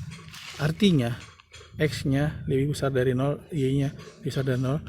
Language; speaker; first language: Indonesian; native; Indonesian